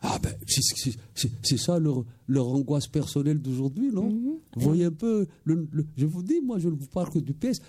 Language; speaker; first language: French; non-native, local second language; Malagasy